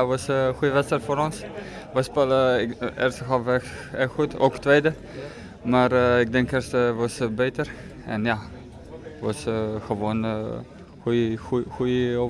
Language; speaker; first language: Dutch; non-native, learner; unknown